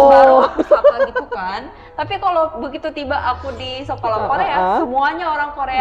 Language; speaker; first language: Indonesian; early bilingual, other home language; Korean